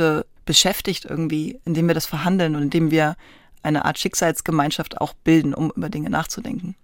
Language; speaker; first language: German; native; German